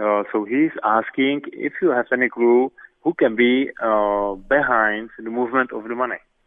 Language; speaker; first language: English; non-native, fluent; Czech